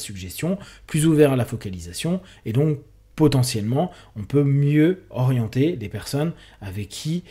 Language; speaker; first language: French; native; French